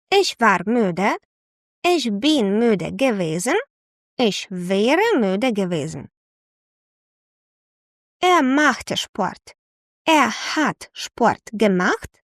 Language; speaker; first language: German; non-native, fluent; Ukrainian